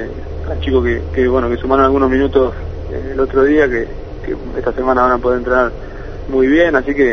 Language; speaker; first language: Spanish; native; Spanish